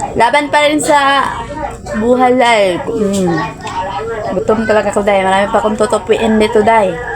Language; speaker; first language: Filipino; non-native, local second language; Cebuano